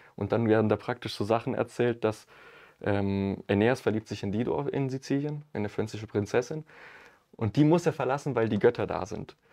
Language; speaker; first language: German; early bilingual, other home language; Italian